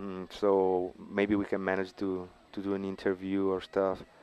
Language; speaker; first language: English; non-native, fluent; Italian